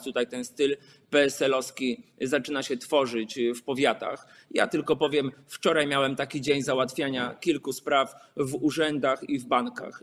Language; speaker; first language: Polish; native; Polish